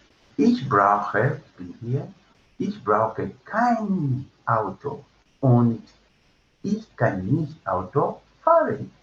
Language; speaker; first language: German; non-native, fluent; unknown